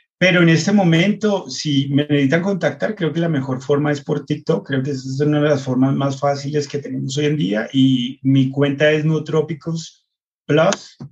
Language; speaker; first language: Spanish; early bilingual, heritage; Spanish